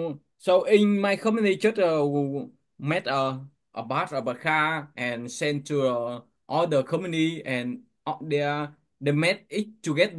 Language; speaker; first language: English; non-native, learner; Vietnamese